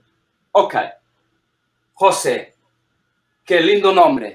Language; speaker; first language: Spanish; non-native, fluent; English